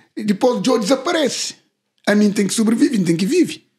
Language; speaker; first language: Portuguese; non-native, local second language; Kabuverdianu